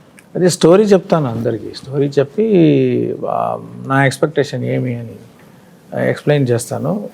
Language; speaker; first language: Telugu; non-native, local second language; Tamil